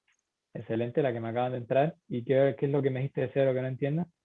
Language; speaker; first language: Spanish; native; Spanish